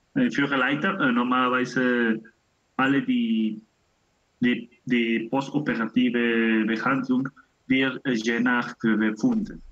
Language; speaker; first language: German; non-native, learner; Spanish